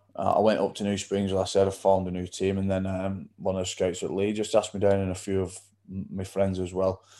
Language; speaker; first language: English; native; English